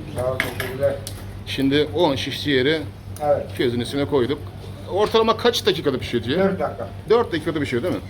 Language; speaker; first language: Turkish; native; Turkish